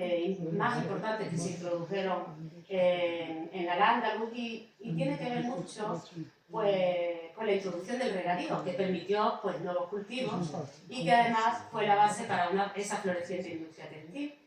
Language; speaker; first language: Spanish; native; Spanish